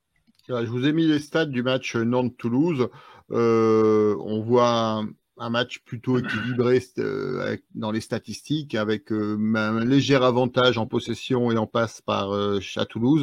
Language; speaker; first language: French; native; French